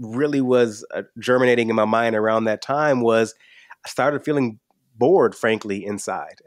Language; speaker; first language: English; native; English